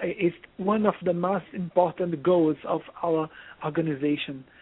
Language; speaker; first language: English; non-native, learner; Portuguese